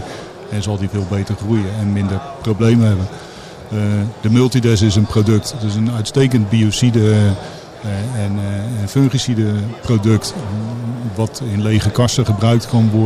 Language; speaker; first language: Dutch; native; Dutch